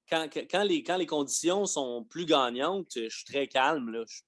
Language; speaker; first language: French; native; French